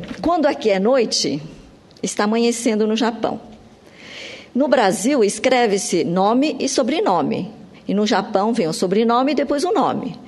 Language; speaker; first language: Portuguese; early bilingual, other home language; Japanese